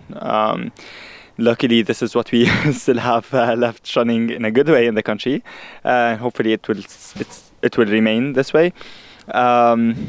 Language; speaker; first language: English; non-native, fluent; Arabic